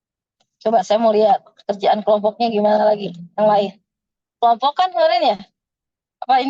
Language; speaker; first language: Indonesian; native; Indonesian